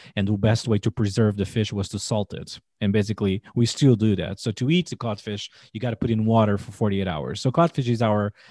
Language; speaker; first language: English; non-native, fluent; Portuguese